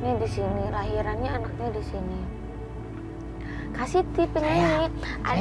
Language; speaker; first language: Indonesian; native; Indonesian